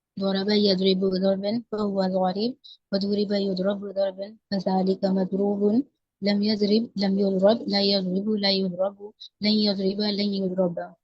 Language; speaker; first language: Arabic; non-native, learner; Urdu